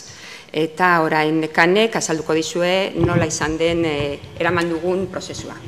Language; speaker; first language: Basque; non-native, local second language; Spanish